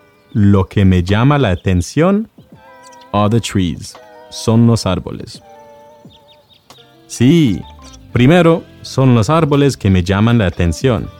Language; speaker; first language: Spanish; non-native, fluent; English